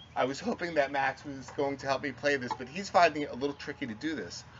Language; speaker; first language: English; native; English